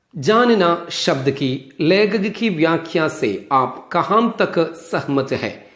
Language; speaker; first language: Hindi; non-native, local second language; Malayalam